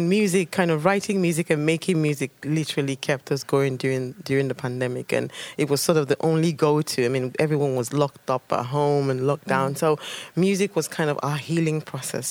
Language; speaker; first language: English; non-native, local second language; Ibibio